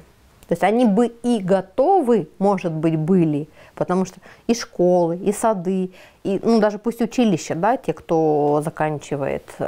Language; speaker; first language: Russian; native; Russian